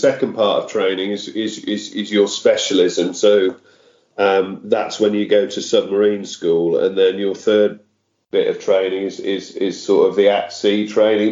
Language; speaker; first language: English; native; English